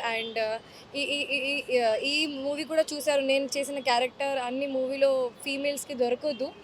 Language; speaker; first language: Telugu; non-native, fluent; Hindi